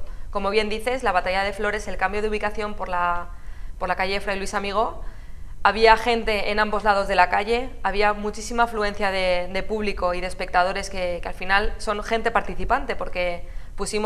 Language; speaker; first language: Spanish; native; Spanish